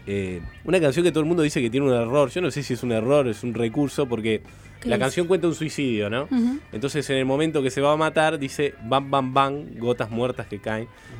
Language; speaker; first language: Spanish; native; Spanish